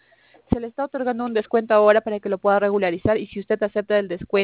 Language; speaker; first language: Spanish; native; Spanish